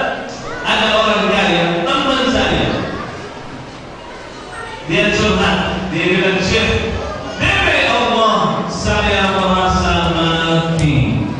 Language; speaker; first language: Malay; non-native, fluent; Arabic